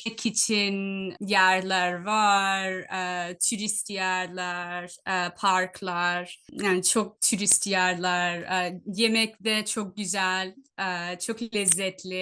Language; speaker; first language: Turkish; non-native, fluent; Telugu